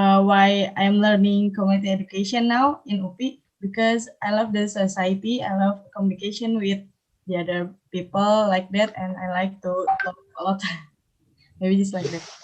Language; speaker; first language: English; non-native, learner; Indonesian